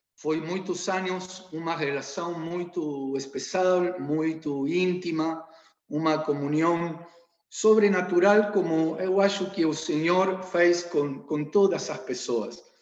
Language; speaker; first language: Portuguese; non-native, learner; Spanish